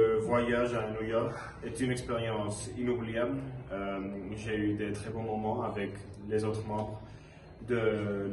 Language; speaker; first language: French; non-native, fluent; Spanish